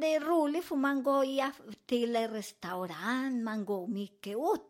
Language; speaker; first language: Swedish; non-native, learner; Spanish